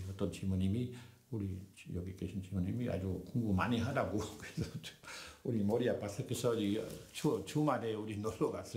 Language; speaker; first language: Korean; non-native, fluent; French